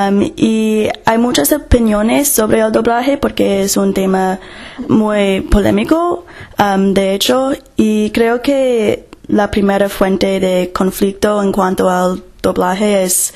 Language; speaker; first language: Spanish; non-native, fluent; English